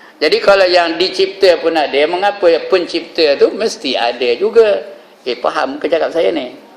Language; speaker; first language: Malay; native; Malay